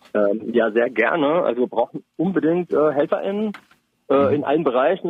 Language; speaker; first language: German; native; German